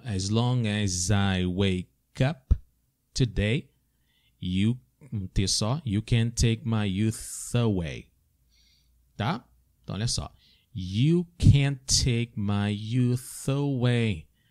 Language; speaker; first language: English; non-native, fluent; Portuguese